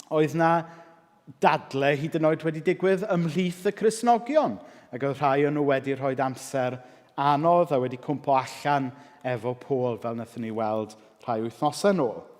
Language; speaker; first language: Welsh; native; Welsh